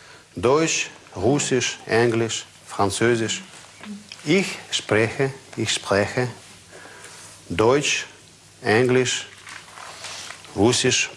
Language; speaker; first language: German; non-native, fluent; Russian